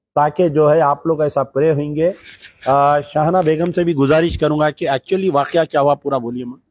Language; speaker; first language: Hindi; non-native, local second language; Urdu